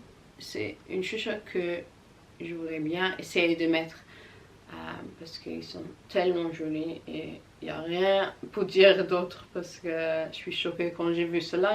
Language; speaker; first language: French; non-native, learner; English